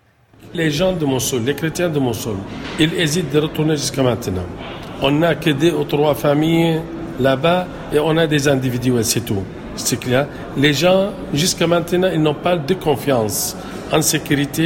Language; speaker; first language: French; non-native, local second language; Arabic